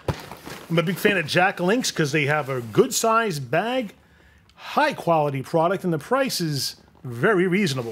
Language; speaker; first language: English; native; English